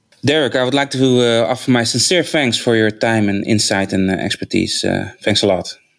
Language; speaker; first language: English; non-native, fluent; Dutch